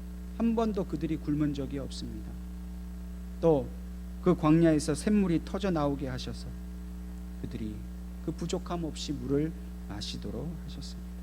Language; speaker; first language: Korean; native; Korean